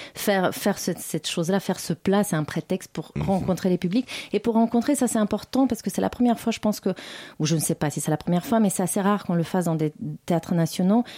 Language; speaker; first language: French; non-native, fluent; Romanian